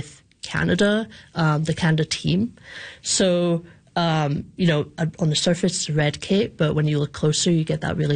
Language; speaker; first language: English; native; English